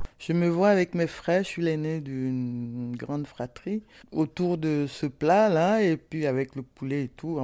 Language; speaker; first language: French; non-native, local second language; Bambara